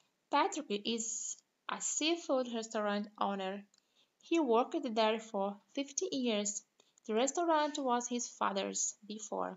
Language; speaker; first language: English; non-native, fluent; Portuguese